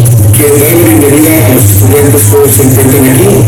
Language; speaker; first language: Spanish; native; Spanish